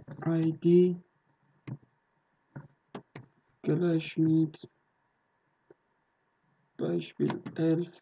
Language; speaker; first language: German; non-native, learner; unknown